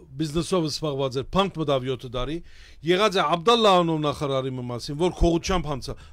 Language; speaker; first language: Armenian; early bilingual, heritage; Armenian